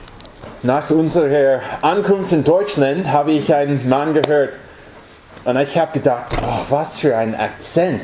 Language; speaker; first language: German; non-native, fluent; English